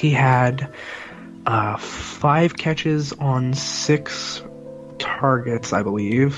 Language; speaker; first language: English; native; English